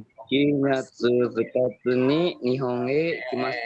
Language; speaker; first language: Japanese; non-native, learner; Indonesian